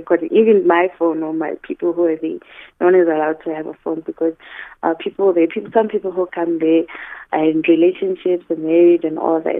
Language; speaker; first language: English; non-native, local second language; Zulu